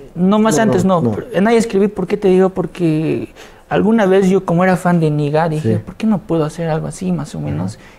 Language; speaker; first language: Spanish; native; Spanish